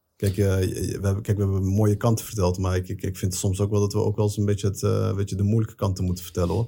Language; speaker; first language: Dutch; early bilingual, other home language; Arabic